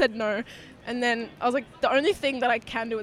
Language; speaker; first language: English; non-native, local second language; Cantonese